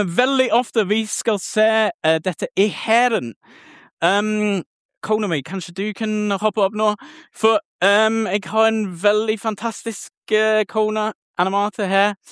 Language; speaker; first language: Norwegian; non-native, learner; English